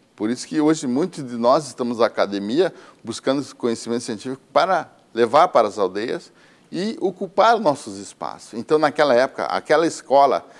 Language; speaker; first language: Portuguese; native; Portuguese